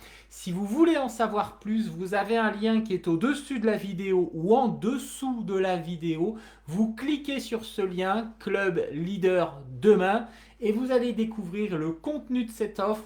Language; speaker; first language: French; native; French